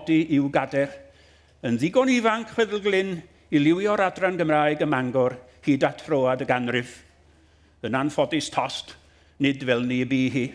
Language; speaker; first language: Welsh; native; Welsh